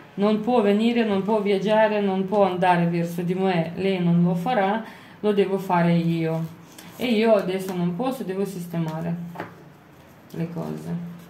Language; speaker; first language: Italian; non-native, fluent; Lithuanian